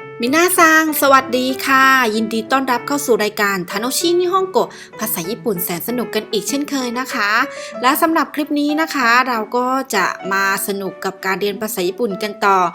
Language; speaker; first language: Thai; native; Thai